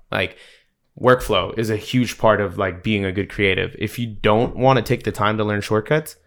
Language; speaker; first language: English; native; English